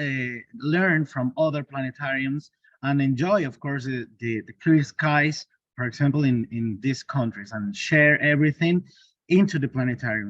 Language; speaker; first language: English; non-native, learner; Spanish